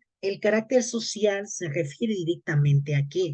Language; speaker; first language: Spanish; native; Spanish